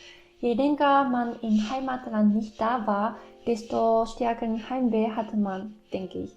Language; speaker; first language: German; non-native, fluent; Japanese